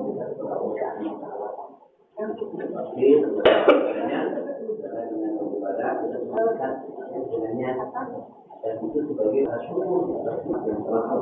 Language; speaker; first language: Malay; non-native, local second language; Sundanese